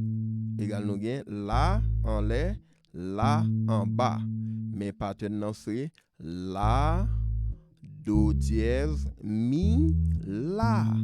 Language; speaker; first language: French; non-native, local second language; Haitian Creole